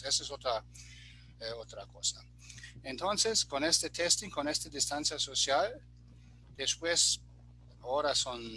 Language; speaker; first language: Spanish; non-native, fluent; German